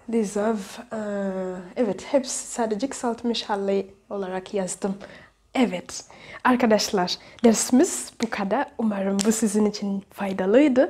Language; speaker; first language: Turkish; non-native, fluent; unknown